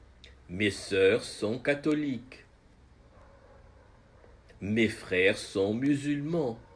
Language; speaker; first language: French; non-native, fluent; Portuguese